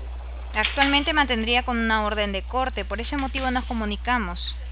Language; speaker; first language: Spanish; native; Spanish